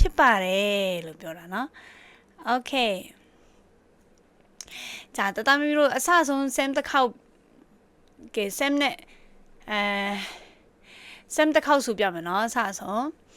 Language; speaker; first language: Burmese; native; Burmese